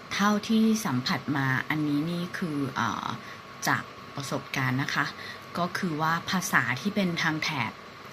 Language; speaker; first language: Thai; native; Thai